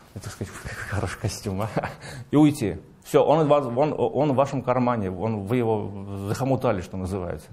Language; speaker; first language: Russian; native; Russian